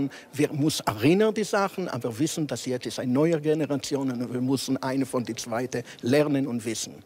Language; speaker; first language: German; early bilingual, heritage; Hebrew